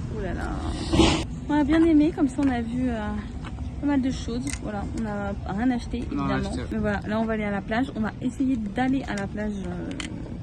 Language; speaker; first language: French; native; French